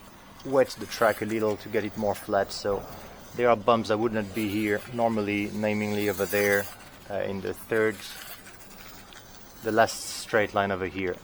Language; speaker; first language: English; non-native, fluent; French